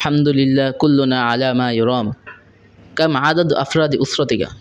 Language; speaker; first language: Arabic; non-native, learner; Bangla